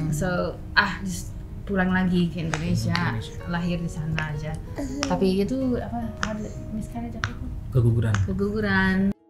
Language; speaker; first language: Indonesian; non-native, learner; English